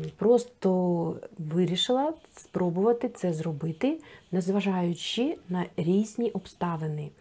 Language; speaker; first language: Ukrainian; non-native, local second language; Russian